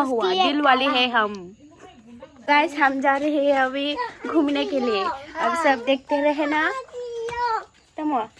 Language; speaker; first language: Hindi; non-native, local second language; Kok Borok